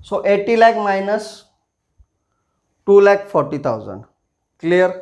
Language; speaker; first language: English; non-native, local second language; Marathi